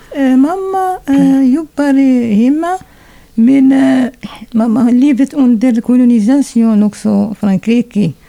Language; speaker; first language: Swedish; non-native, learner; Arabic